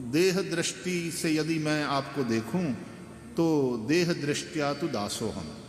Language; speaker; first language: Hindi; non-native, local second language; Gujarati